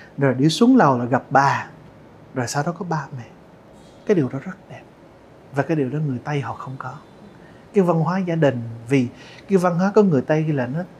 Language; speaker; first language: Vietnamese; early bilingual, heritage; Vietnamese